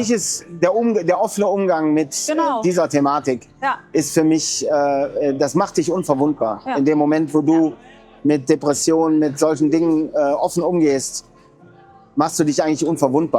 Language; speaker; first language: German; native; German